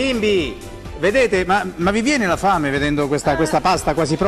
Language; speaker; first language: Italian; native; Italian